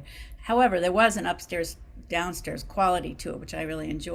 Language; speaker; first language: English; native; English